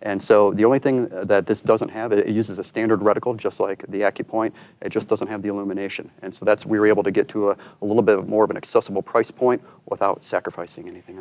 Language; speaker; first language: English; native; English